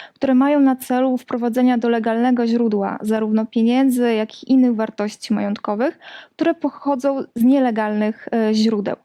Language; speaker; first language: Polish; native; Polish